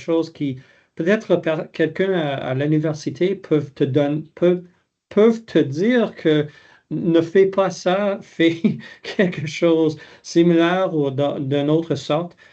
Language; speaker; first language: French; non-native, local second language; English